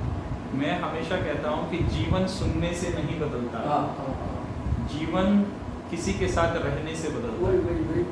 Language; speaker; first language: Hindi; native; Hindi